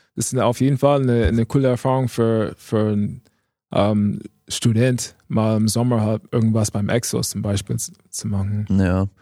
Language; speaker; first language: German; non-native, fluent; English